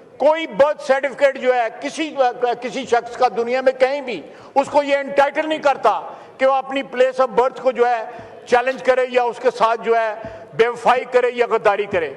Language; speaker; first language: Urdu; non-native, local second language; Punjabi